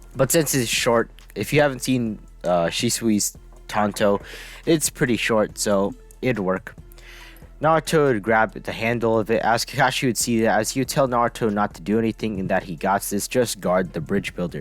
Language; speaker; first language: English; native; English